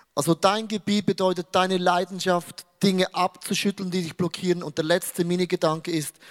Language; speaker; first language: German; native; German